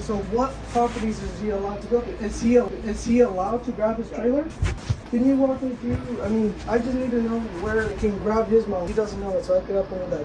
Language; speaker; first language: English; early bilingual, other home language; Spanish